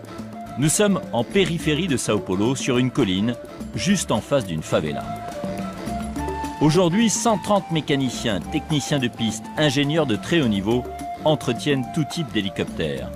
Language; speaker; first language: French; native; French